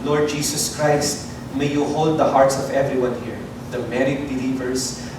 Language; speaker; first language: English; non-native, local second language; Filipino